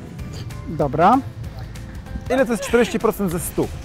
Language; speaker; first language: Polish; native; Polish